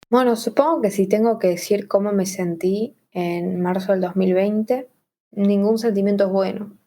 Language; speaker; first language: Spanish; native; Spanish